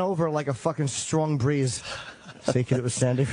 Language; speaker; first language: English; native; English